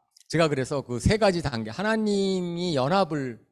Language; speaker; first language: Korean; native; Korean